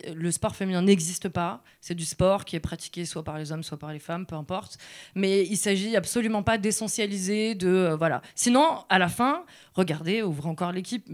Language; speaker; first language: French; native; French